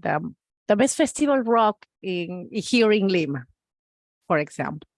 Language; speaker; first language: English; non-native, learner; Spanish